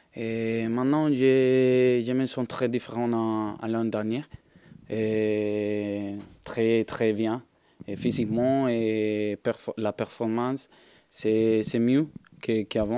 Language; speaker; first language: French; non-native, learner; Spanish